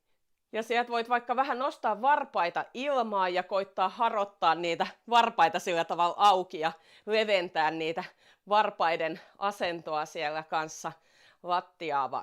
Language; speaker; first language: Finnish; native; Finnish